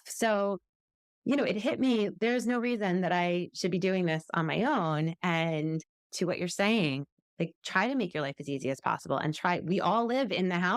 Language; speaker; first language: English; native; English